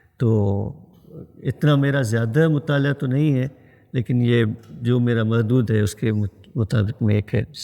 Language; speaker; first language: Urdu; non-native, local second language; Sindhi